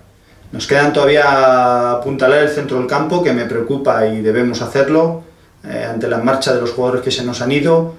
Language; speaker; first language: Spanish; native; Spanish